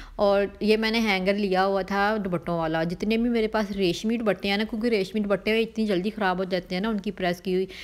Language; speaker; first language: Urdu; non-native, local second language; Punjabi